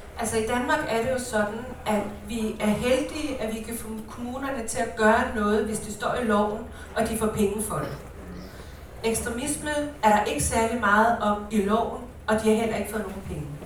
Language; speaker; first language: Swedish; non-native, learner; Danish